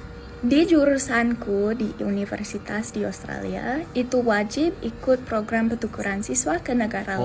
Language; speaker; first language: Indonesian; non-native, fluent; English